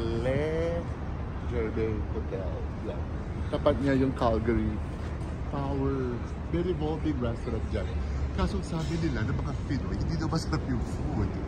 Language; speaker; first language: Filipino; native; Filipino